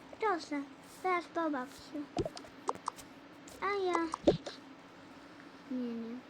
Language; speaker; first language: Polish; early bilingual, heritage; Polish